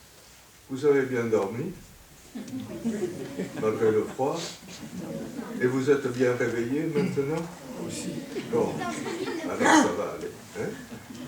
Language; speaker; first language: French; native; French